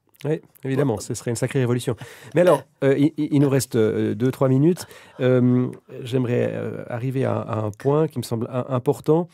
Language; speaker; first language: French; native; French